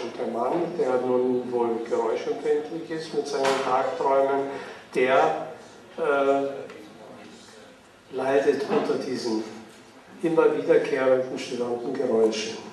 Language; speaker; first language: German; native; German